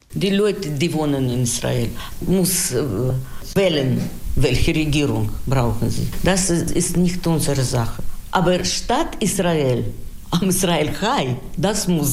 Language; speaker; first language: German; non-native, learner; Russian